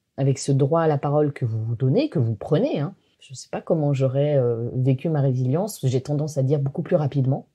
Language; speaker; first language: French; native; French